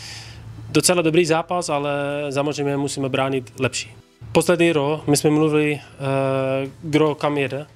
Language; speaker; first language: Czech; non-native, learner; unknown